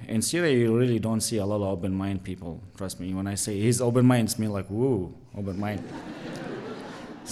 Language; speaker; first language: English; non-native, learner; Arabic